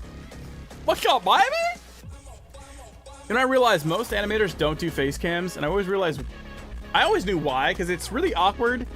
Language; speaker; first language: English; native; English